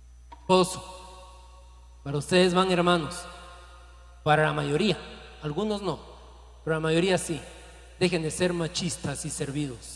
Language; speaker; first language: Spanish; native; Spanish